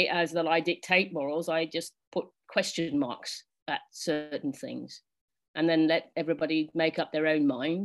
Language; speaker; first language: English; native; English